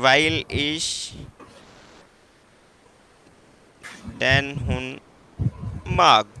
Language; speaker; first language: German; non-native, learner; Hindi